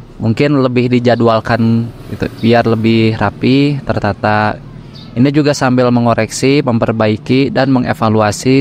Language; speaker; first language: Indonesian; native; Indonesian